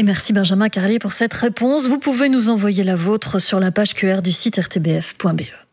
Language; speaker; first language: French; native; French